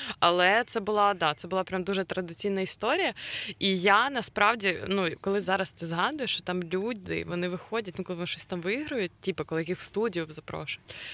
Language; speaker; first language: Ukrainian; non-native, local second language; Russian